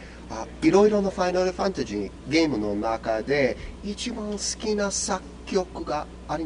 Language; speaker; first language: Japanese; non-native, learner; English